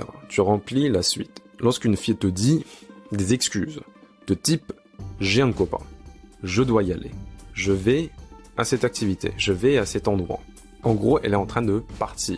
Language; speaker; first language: French; native; French